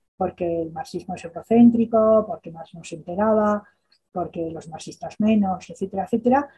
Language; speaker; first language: Spanish; native; Spanish